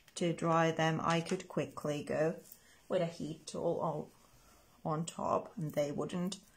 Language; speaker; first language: English; non-native, fluent; Finnish